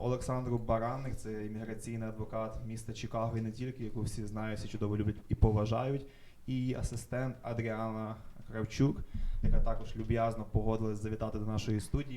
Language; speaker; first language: Ukrainian; native; Ukrainian